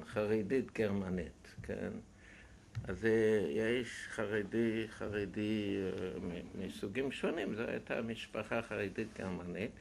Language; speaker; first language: Hebrew; non-native, fluent; German